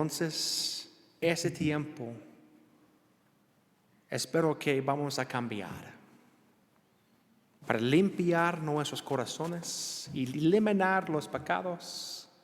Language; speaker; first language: Spanish; non-native, learner; English